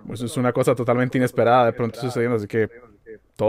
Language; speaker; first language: Spanish; native; Spanish